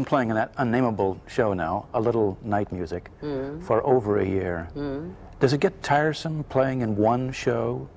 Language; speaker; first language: English; native; English